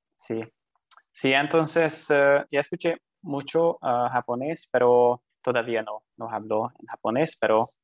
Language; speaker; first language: Spanish; non-native, learner; Hungarian